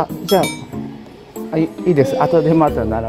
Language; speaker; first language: Japanese; native; Japanese